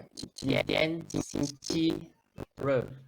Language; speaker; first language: Chinese; non-native, learner; Malay